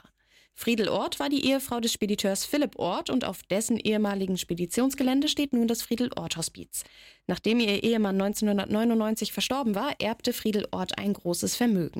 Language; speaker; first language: German; native; German